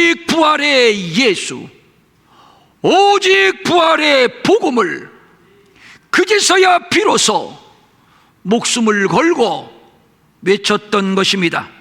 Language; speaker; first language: Korean; native; Korean